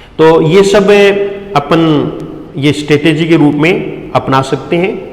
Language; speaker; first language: Hindi; native; Hindi